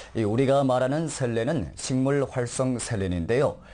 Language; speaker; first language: Korean; early bilingual, heritage; Korean